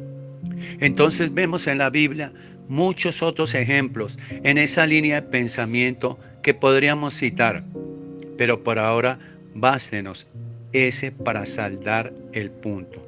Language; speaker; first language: Spanish; native; Spanish